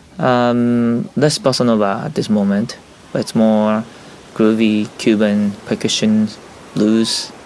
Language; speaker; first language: English; non-native, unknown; Japanese